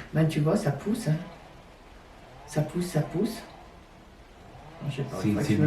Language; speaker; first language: French; native; French